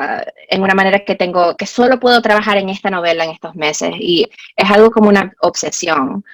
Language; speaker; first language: Spanish; early bilingual, heritage; Spanish